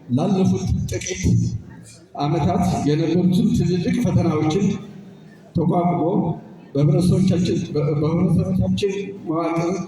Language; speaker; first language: Amharic; non-native, local second language; Tigrinya